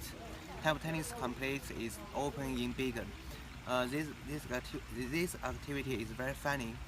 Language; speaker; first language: English; non-native, learner; Chinese